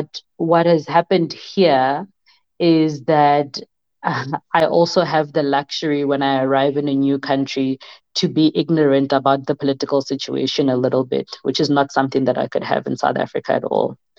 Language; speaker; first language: English; non-native, local second language; Southern Sotho